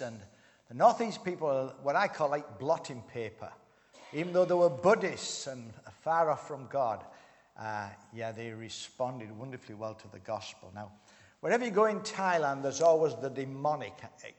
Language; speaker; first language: English; native; English